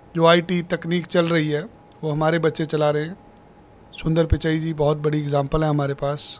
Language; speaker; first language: Hindi; native; Hindi